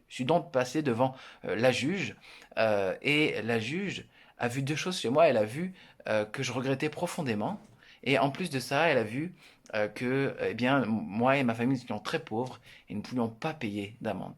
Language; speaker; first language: French; native; French